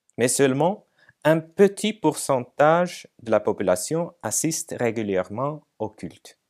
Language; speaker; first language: French; non-native, fluent; Finnish